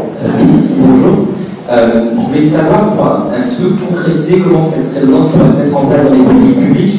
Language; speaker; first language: French; native; French